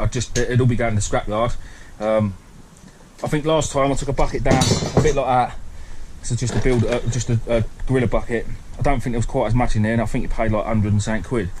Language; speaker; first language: English; native; English